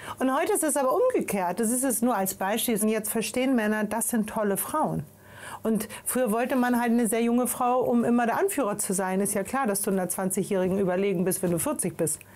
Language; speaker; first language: German; non-native, fluent; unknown